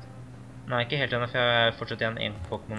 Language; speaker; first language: Norwegian; native; Norwegian